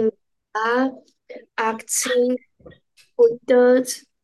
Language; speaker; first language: German; non-native, learner; Chinese